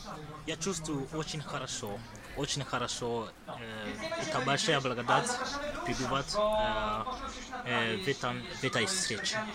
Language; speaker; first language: Russian; non-native, learner; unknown